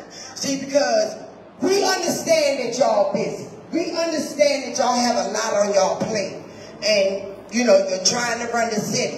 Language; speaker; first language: English; native; English